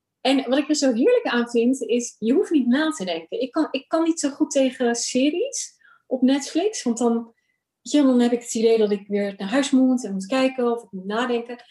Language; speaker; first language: Dutch; early bilingual, other home language; Urdu